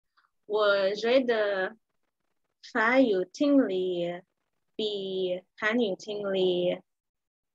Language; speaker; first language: Chinese; non-native, learner; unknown